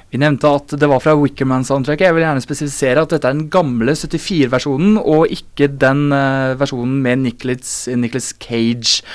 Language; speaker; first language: Norwegian; native; Norwegian